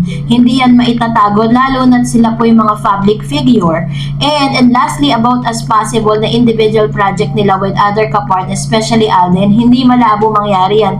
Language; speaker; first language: Filipino; native; Filipino